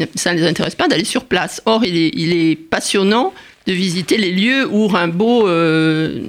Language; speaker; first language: French; native; French